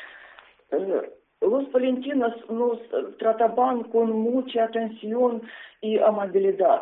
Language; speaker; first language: Spanish; non-native, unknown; Ukrainian